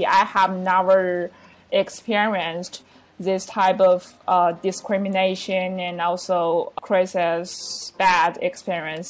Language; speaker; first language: English; non-native, fluent; Chinese